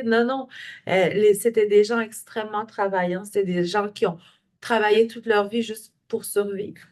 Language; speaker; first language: French; native; French